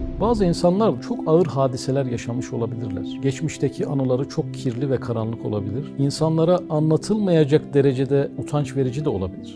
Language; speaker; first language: Turkish; native; Turkish